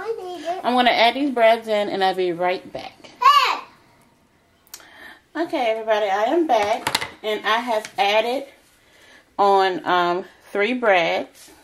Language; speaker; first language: English; native; English